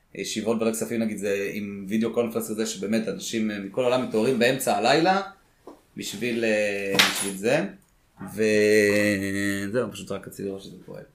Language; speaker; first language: Hebrew; early bilingual, other home language; Russian